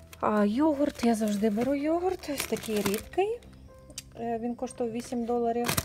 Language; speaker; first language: Ukrainian; non-native, local second language; Russian